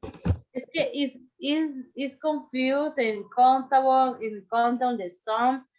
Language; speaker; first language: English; non-native, learner; Spanish